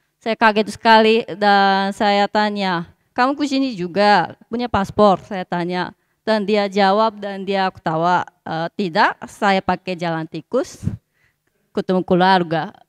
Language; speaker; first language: Indonesian; non-native, fluent; Japanese